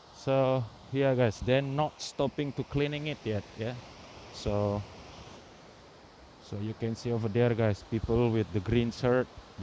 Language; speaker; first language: English; non-native, learner; Indonesian